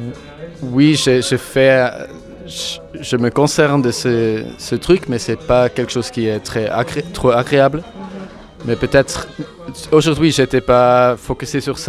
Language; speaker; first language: French; non-native, local second language; German